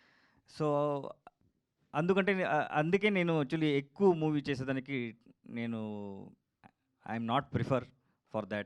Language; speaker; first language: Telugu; non-native, learner; Kannada